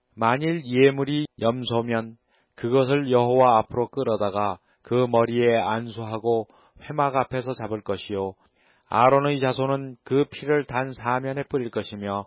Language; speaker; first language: Korean; native; Korean